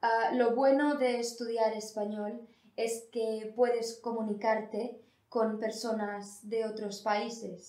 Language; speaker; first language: Spanish; non-native, learner; English